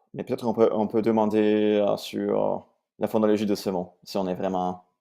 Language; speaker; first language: French; non-native, fluent; English